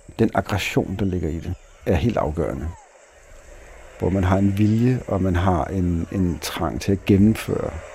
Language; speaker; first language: Danish; native; Danish